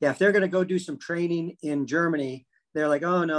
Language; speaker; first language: English; native; English